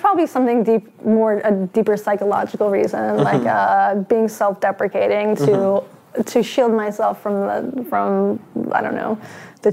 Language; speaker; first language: English; native; English